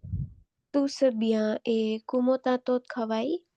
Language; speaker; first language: French; non-native, learner; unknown